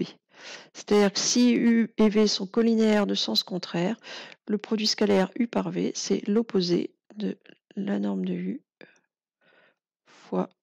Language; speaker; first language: French; native; French